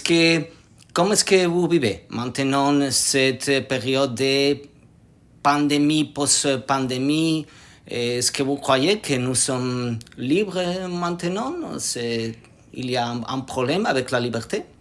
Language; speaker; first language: French; non-native, learner; Spanish